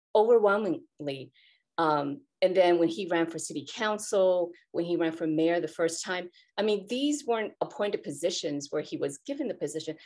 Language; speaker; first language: English; native; English